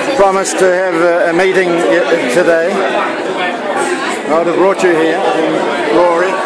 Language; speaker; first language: English; native; English